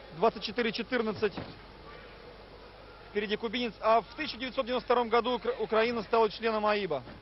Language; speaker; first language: Russian; native; Russian